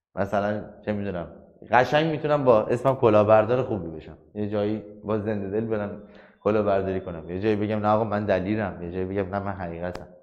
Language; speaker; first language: Persian; native; Persian